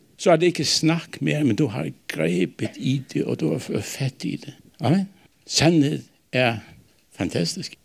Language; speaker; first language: Danish; non-native, local second language; Faroese